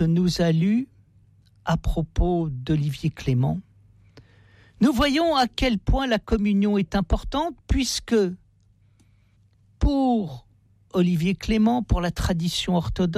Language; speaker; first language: French; native; French